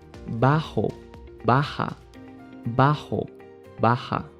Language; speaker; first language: Spanish; native; Spanish